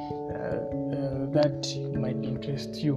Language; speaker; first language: English; non-native, local second language; Bemba